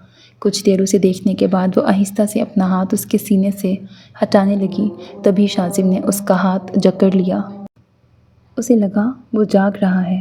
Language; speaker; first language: Urdu; native; Urdu